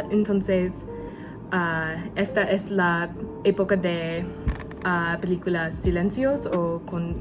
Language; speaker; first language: Spanish; non-native, learner; English